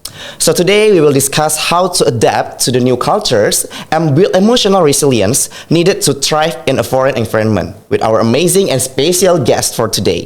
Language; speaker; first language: English; non-native, fluent; Indonesian